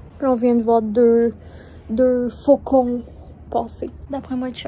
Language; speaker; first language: French; native; French